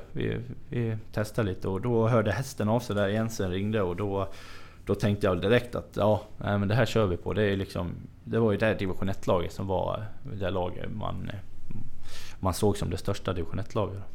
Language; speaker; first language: Swedish; native; Swedish